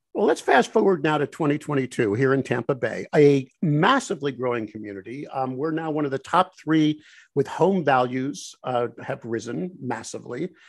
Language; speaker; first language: English; native; English